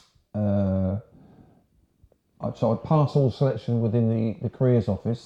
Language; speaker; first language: English; native; English